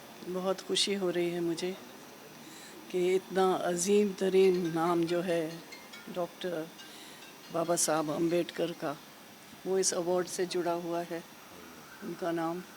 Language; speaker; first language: Hindi; native; Hindi